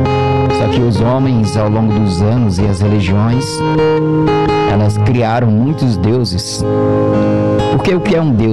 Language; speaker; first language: Portuguese; native; Portuguese